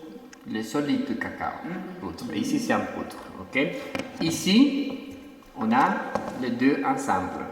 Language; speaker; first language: French; non-native, fluent; Spanish